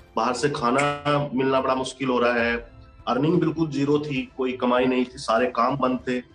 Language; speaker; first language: Hindi; native; Hindi